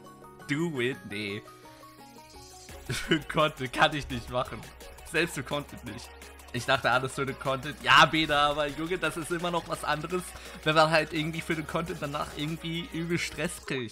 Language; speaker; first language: German; native; German